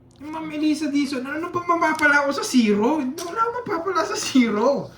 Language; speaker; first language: Filipino; non-native, local second language; Pampanga